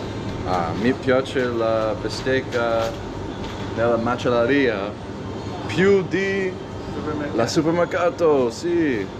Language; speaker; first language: Italian; non-native, learner; English